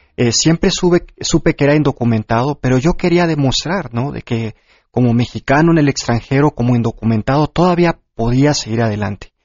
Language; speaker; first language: Spanish; early bilingual, heritage; Spanish